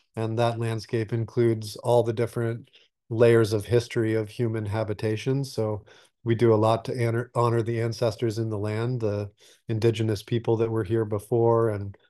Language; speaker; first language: English; native; English